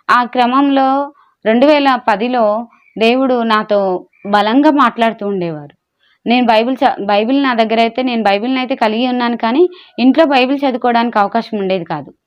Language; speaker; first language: Telugu; non-native, local second language; Urdu